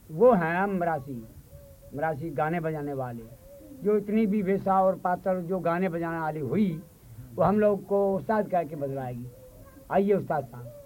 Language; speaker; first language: Hindi; non-native, local second language; Marwari